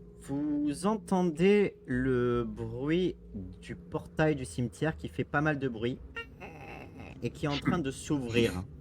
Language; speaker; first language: French; native; French